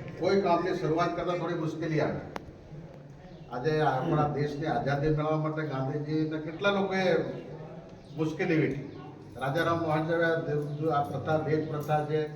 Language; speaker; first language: Gujarati; native; Gujarati